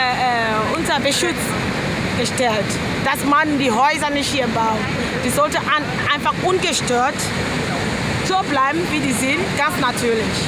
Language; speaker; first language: German; non-native, fluent; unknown